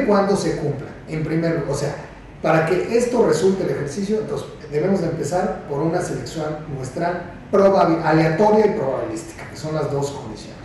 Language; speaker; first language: Spanish; native; Spanish